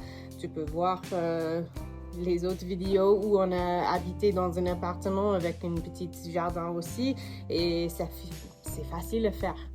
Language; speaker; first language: French; non-native, fluent; English